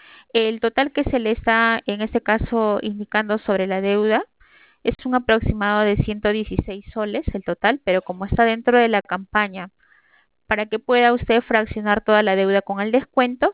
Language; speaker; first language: Spanish; native; Spanish